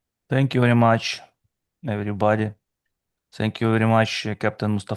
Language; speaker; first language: English; non-native, fluent; Russian